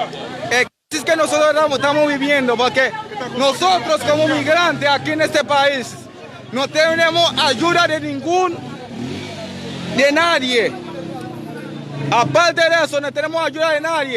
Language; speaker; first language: Spanish; non-native, learner; Haitian Creole